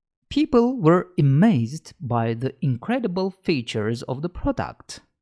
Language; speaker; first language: English; non-native, fluent; Turkish